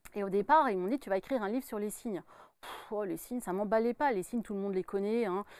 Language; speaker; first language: French; native; French